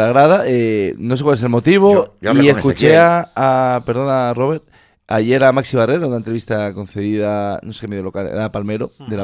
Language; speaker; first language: Spanish; native; Spanish